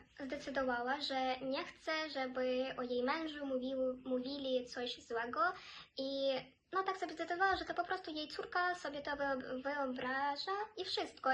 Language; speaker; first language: Polish; non-native, fluent; Ukrainian